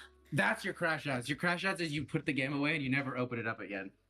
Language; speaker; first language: English; native; English